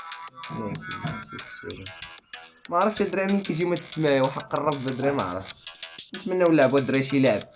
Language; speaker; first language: Arabic; native; Arabic